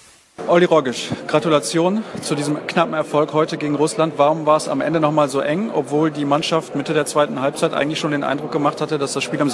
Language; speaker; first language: German; native; German